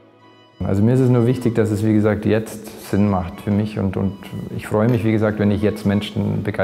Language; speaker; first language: German; native; German